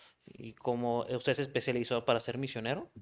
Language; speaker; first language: Spanish; native; Spanish